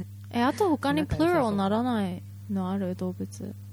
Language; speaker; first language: Japanese; early bilingual, heritage; Japanese